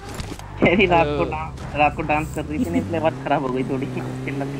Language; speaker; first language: Hindi; native; Hindi